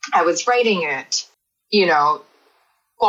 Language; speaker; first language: English; non-native, local second language; Cantonese